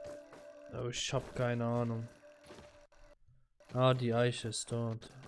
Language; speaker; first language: German; native; German